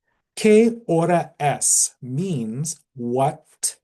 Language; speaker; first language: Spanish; non-native, fluent; English